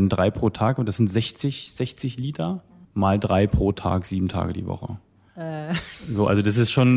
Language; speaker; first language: German; native; German